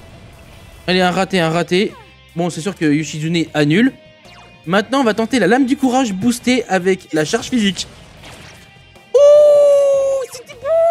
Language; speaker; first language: French; native; French